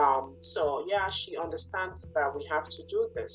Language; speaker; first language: English; non-native, local second language; Igbo